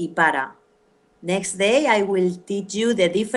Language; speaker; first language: English; non-native, learner; Spanish